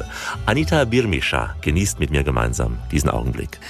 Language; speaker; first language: German; native; German